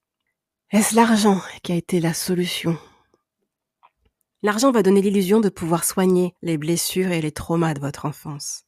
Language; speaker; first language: French; native; French